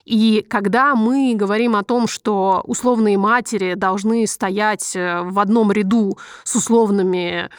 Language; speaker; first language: Russian; native; Russian